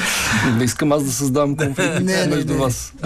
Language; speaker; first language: Bulgarian; native; Bulgarian